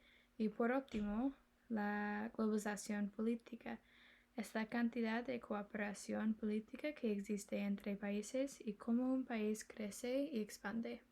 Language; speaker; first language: Spanish; non-native, learner; English